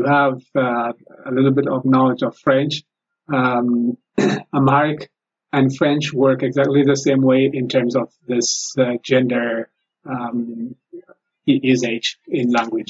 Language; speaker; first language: English; non-native, fluent; Amharic